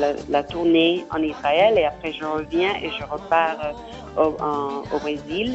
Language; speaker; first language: French; non-native, fluent; Kabuverdianu